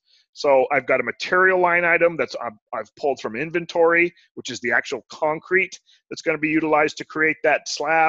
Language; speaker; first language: English; native; English